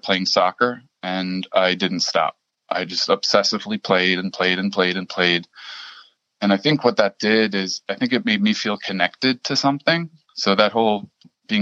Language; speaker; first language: English; early bilingual, other home language; German